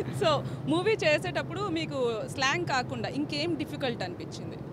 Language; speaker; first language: Telugu; native; Telugu